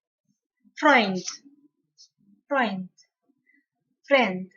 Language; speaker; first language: German; non-native, learner; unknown